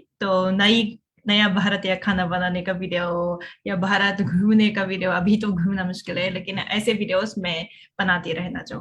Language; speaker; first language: Hindi; non-native, fluent; Japanese